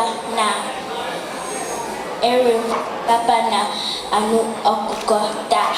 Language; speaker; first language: Igbo; early bilingual, heritage; Igbo